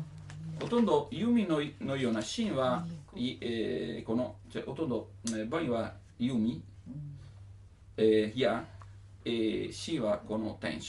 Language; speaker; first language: Japanese; non-native, learner; Italian